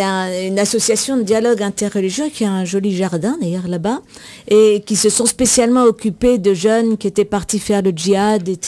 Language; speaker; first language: French; native; French